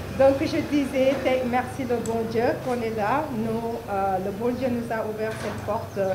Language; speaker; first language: French; non-native, local second language; Wolof